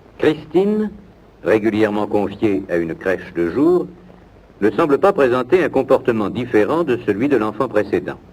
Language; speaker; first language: French; native; French